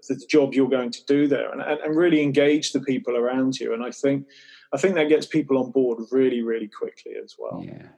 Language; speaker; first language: English; native; English